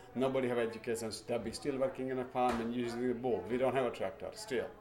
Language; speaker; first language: English; non-native, local second language; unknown